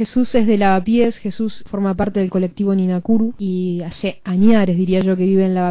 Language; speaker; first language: Spanish; native; Spanish